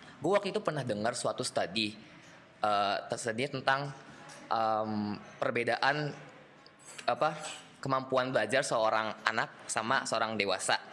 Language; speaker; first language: Indonesian; native; Indonesian